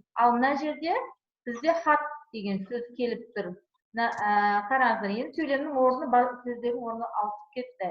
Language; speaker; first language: Kazakh; non-native, local second language; Uzbek